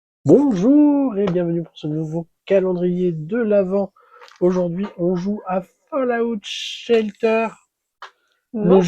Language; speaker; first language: French; native; French